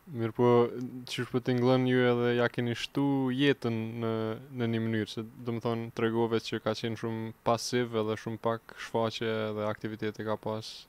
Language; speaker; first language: Albanian; native; Albanian